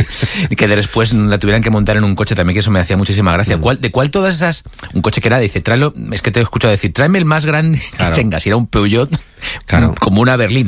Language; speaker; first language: Spanish; native; Spanish